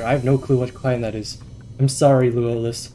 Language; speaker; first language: English; native; English